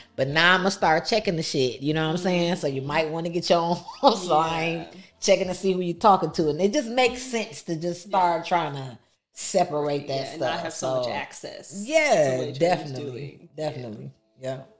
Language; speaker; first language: English; native; English